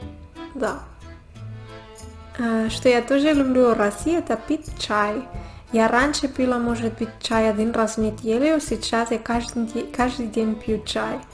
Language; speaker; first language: Russian; non-native, learner; Spanish